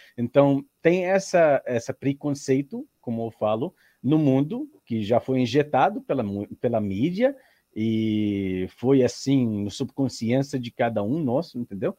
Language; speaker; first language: Portuguese; non-native, learner; Arabic